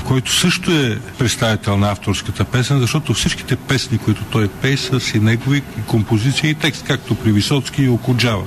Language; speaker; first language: Bulgarian; native; Bulgarian